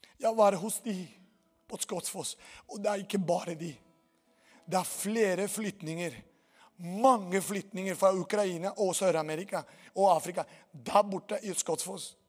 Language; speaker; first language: Norwegian; non-native, fluent; Portuguese